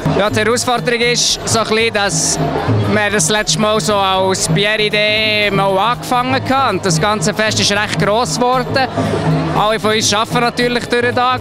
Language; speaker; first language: German; native; German